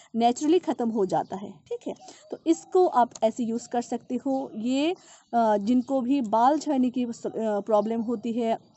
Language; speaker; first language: Hindi; non-native, local second language; Bangla